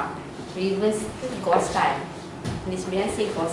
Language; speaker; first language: Malay; native; Malay